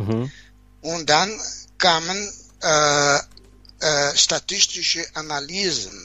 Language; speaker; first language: German; non-native, fluent; Portuguese